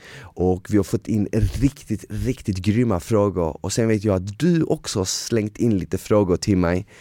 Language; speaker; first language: Swedish; early bilingual, other home language; Bosnian